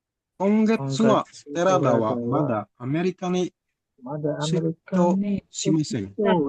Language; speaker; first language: Japanese; non-native, learner; Indonesian